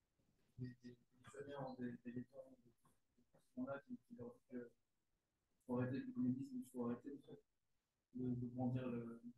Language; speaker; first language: French; native; French